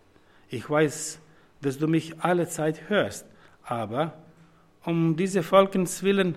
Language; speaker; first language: German; non-native, fluent; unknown